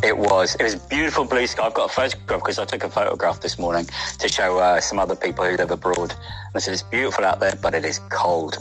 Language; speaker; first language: English; native; English